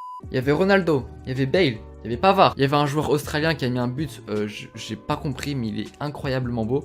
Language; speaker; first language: French; native; French